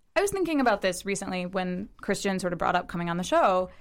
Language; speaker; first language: English; early bilingual, other home language; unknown